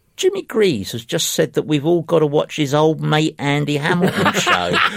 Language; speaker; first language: English; native; English